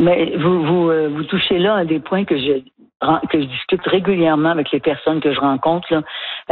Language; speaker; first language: French; native; French